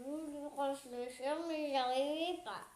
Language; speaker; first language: French; non-native, learner; Vietnamese